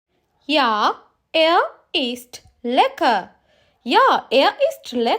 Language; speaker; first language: German; non-native, learner; Sinhala